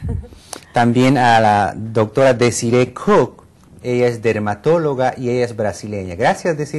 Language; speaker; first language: Spanish; native; Spanish